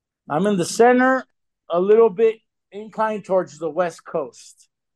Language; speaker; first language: English; early bilingual, other home language; Spanish